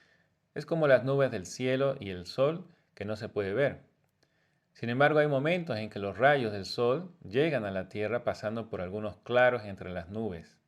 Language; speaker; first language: Spanish; native; Spanish